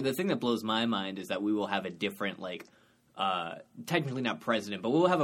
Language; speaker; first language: English; native; English